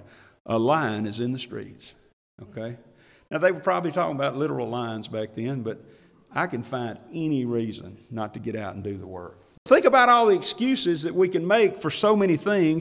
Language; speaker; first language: English; native; English